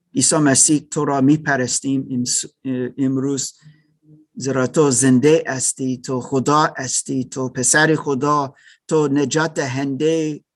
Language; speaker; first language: Persian; non-native, learner; German